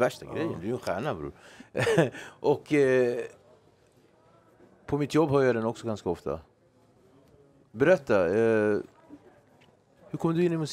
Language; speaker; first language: Swedish; native; Swedish